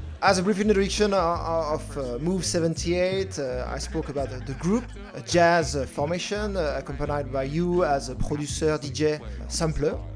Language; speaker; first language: English; non-native, fluent; French